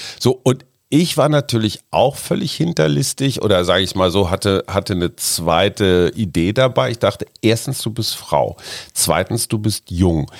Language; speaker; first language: German; native; German